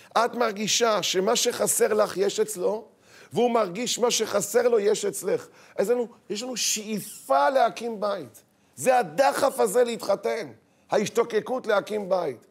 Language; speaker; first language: Hebrew; native; Hebrew